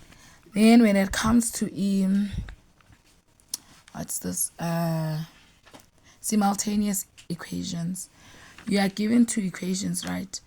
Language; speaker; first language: English; non-native, local second language; Xhosa